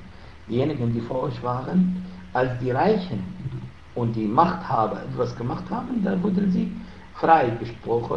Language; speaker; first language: German; non-native, fluent; Arabic